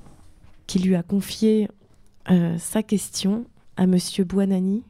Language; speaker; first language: French; native; French